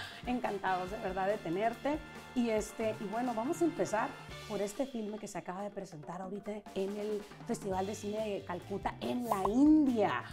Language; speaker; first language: Spanish; native; Spanish